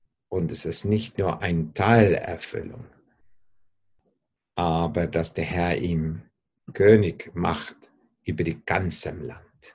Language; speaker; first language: German; non-native, fluent; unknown